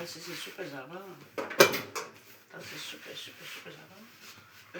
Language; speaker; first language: German; non-native, fluent; French